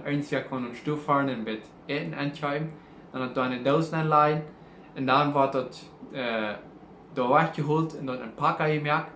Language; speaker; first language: German; non-native, learner; Plautdietsch